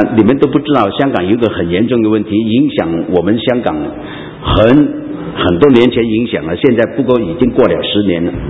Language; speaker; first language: Chinese; non-native, local second language; Cantonese